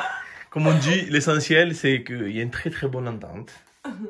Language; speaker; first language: French; native; French